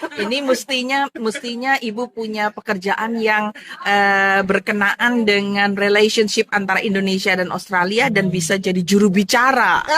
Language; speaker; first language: Indonesian; native; Indonesian